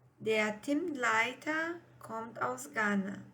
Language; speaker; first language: German; non-native, fluent; Portuguese